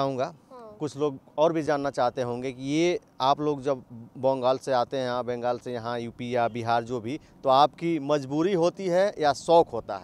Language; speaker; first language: Hindi; native; Hindi